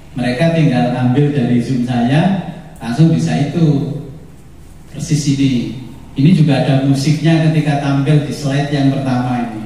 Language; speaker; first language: Indonesian; native; Indonesian